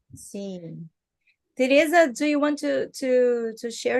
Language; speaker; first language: English; non-native, learner; Portuguese